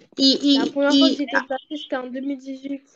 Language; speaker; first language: French; early bilingual, other home language; Portuguese